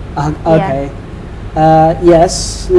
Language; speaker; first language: English; non-native, fluent; Chinese